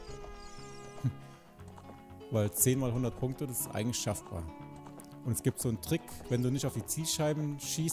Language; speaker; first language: German; native; German